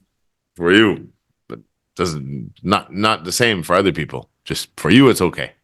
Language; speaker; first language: English; native; English